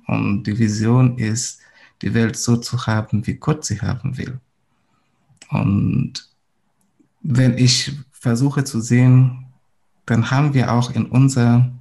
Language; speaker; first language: German; non-native, fluent; Swahili